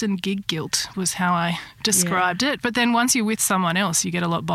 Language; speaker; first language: English; native; English